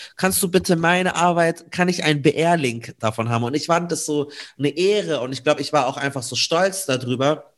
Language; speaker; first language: German; native; German